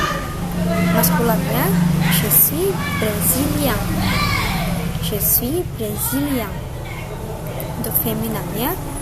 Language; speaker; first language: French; non-native, fluent; Indonesian